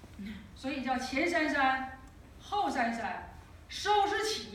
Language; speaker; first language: Chinese; native; Chinese